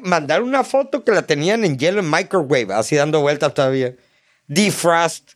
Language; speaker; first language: Spanish; early bilingual, heritage; Spanish